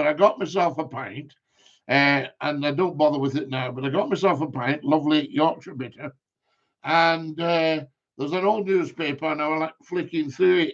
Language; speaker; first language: English; native; English